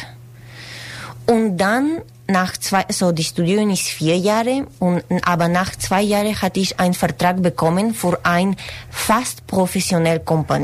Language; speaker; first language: German; non-native, learner; Spanish